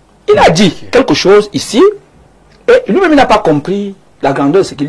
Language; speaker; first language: French; native; French